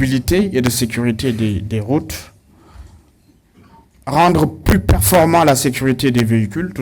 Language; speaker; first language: French; non-native, local second language; Wolof